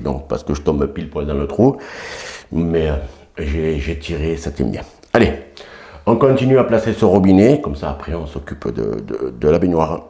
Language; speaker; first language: French; native; French